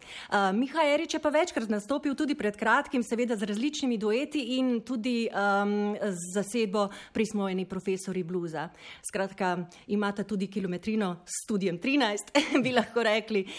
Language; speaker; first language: Slovenian; native; Slovenian